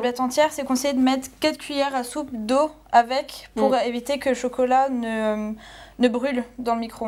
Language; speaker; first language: French; native; French